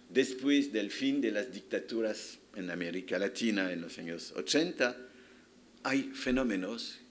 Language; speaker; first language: Spanish; non-native, fluent; French